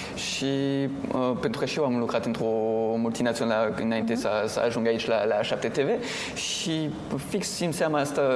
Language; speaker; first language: Romanian; non-native, fluent; French